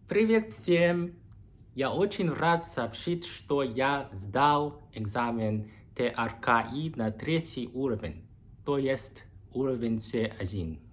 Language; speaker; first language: Russian; non-native, fluent; English